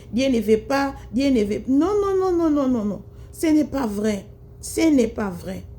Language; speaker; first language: French; non-native, local second language; Lingala